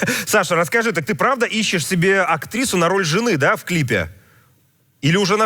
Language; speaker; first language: Russian; native; Russian